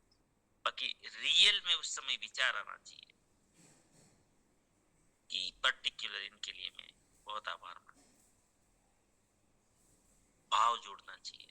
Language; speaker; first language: Hindi; native; Hindi